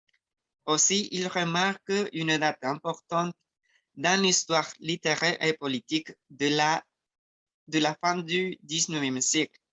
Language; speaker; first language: French; non-native, learner; Spanish